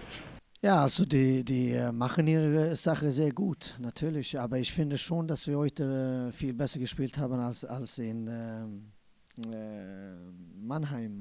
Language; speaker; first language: German; non-native, fluent; Swedish